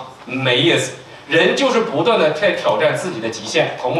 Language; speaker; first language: Chinese; native; Chinese